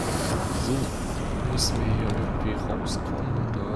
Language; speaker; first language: German; native; German